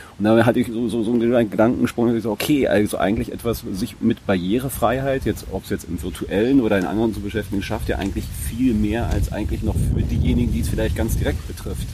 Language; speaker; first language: German; native; German